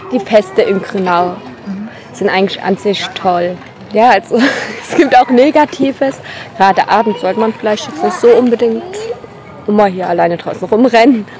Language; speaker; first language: German; native; German